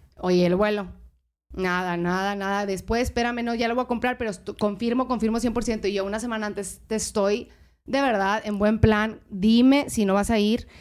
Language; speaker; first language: Spanish; native; Spanish